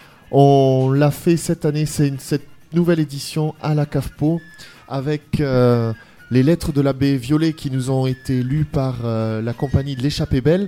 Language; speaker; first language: French; native; French